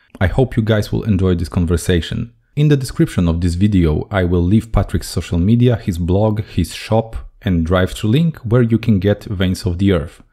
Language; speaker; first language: English; non-native, fluent; Polish